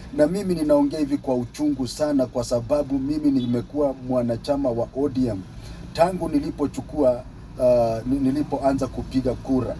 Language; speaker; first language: Swahili; non-native, local second language; Luyia